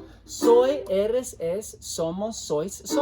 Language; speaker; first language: Spanish; non-native, fluent; English